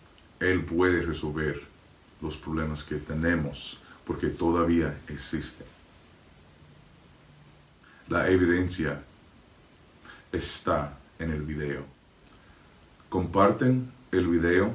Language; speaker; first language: Spanish; non-native, fluent; English